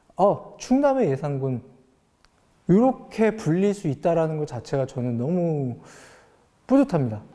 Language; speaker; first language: Korean; native; Korean